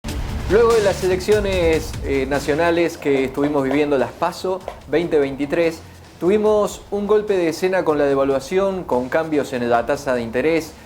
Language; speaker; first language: Spanish; native; Spanish